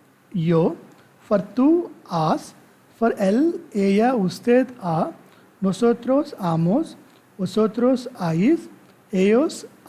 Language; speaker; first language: Spanish; non-native, learner; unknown